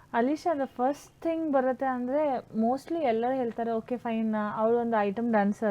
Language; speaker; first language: Kannada; non-native, learner; Hindi